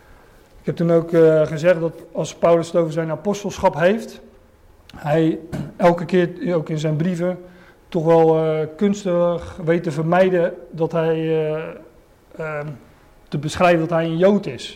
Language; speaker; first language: Dutch; native; Dutch